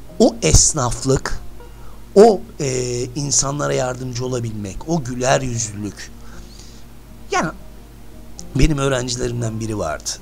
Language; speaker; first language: Turkish; native; Turkish